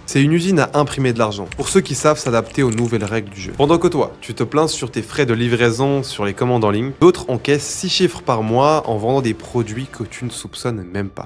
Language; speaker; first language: French; native; French